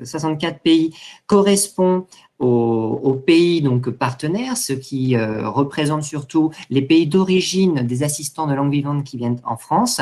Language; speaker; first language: French; native; French